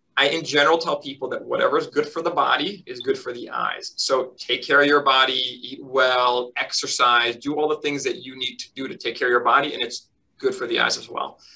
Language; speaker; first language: English; native; English